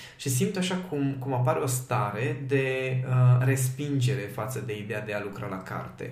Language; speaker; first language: Romanian; non-native, local second language; Hungarian